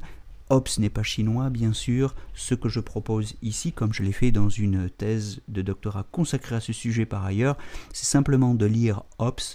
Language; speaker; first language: French; native; French